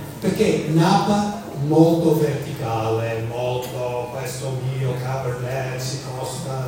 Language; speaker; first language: Italian; non-native, fluent; English